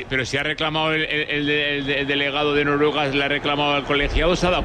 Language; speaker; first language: Spanish; native; Spanish